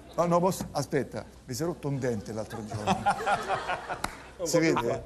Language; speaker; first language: Italian; native; Italian